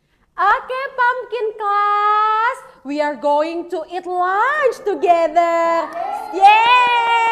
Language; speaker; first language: English; non-native, learner; Indonesian